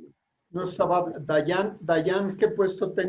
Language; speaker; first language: Spanish; native; Spanish